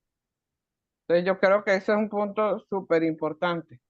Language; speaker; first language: Spanish; native; Spanish